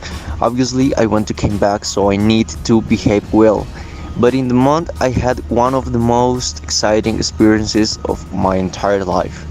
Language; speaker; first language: English; non-native, learner; Spanish